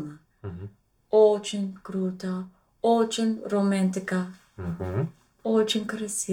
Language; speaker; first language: Russian; non-native, learner; English